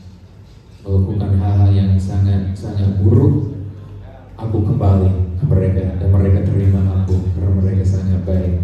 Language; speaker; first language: Indonesian; non-native, fluent; English